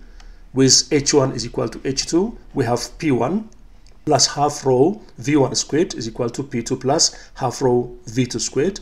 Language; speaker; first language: English; non-native, local second language; Amharic